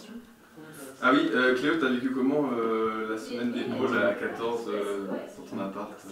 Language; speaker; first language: French; native; French